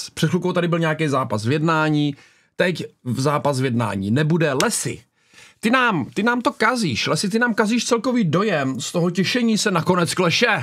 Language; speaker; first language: Czech; native; Czech